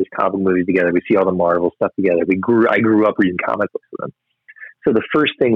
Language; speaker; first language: English; native; English